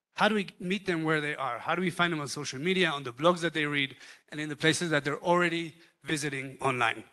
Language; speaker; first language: English; non-native, fluent; Hebrew